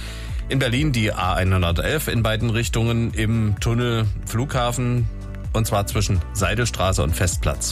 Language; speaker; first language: German; native; German